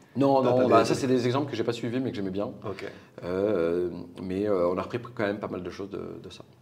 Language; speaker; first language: French; native; French